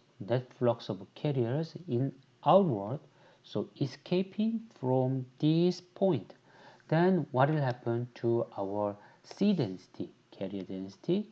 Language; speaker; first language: English; non-native, fluent; Korean